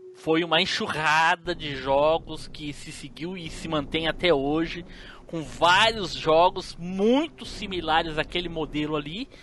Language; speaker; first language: Portuguese; native; Portuguese